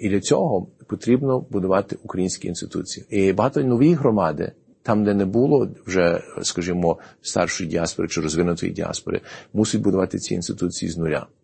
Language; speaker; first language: Ukrainian; early bilingual, heritage; Ukrainian